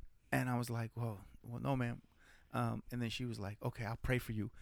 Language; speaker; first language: English; early bilingual, other home language; Spanish